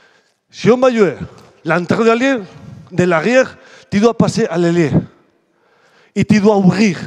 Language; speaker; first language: French; non-native, fluent; Spanish